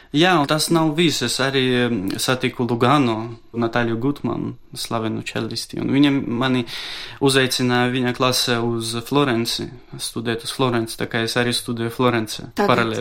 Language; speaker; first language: Latvian; non-native, local second language; Russian